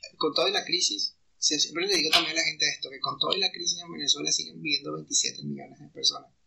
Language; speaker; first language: Spanish; native; Spanish